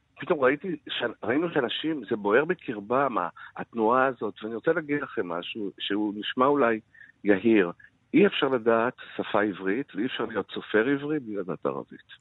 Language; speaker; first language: Hebrew; early bilingual, other home language; Arabic